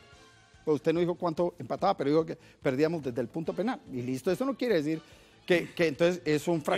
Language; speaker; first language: Spanish; native; Spanish